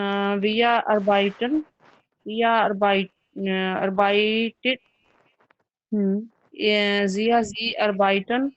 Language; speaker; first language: German; non-native, learner; Urdu